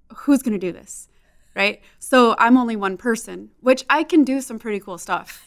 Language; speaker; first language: English; native; English